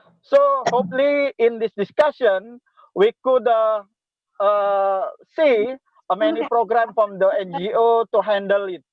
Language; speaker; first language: English; non-native, local second language; Indonesian